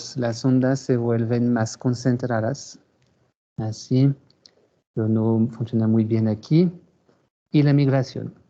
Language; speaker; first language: Spanish; non-native, fluent; French